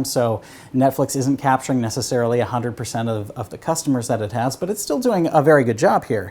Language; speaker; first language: English; native; English